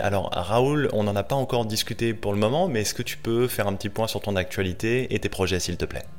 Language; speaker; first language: French; native; French